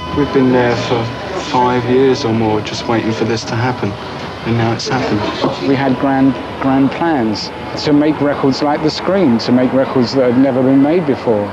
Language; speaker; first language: English; native; English